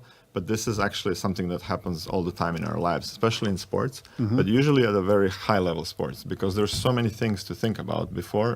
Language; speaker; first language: English; non-native, fluent; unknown